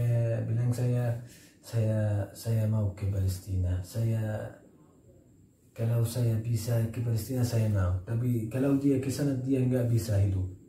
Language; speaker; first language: Indonesian; non-native, learner; Arabic